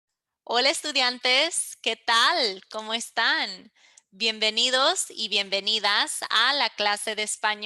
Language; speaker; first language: Spanish; early bilingual, heritage; English